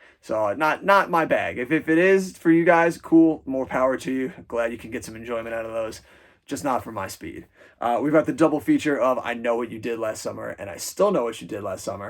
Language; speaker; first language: English; native; English